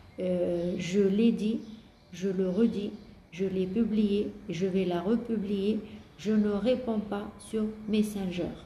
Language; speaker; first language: French; non-native, local second language; Arabic